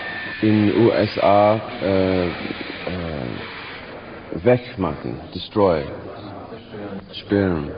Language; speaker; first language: German; non-native, learner; English